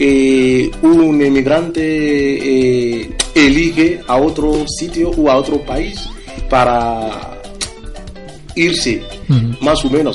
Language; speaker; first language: Spanish; non-native, fluent; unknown